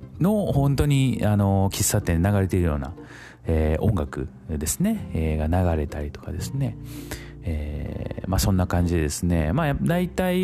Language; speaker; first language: Japanese; native; Japanese